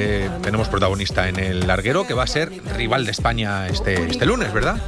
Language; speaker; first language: Spanish; native; Spanish